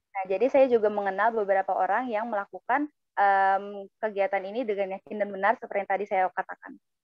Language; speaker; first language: Indonesian; native; Indonesian